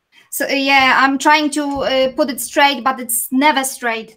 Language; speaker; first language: English; non-native, fluent; Polish